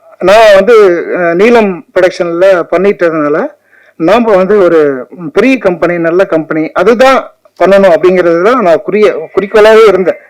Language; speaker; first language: Tamil; native; Tamil